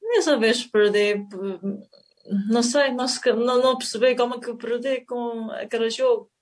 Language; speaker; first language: Portuguese; non-native, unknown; Chinese